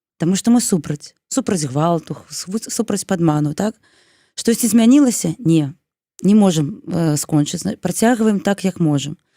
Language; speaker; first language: Belarusian; non-native, local second language; Russian